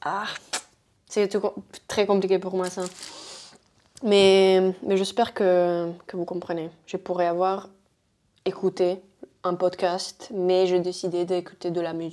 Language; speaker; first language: French; non-native, fluent; Spanish